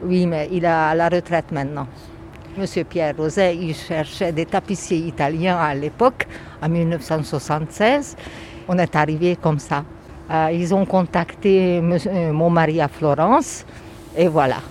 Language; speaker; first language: French; non-native, fluent; Hungarian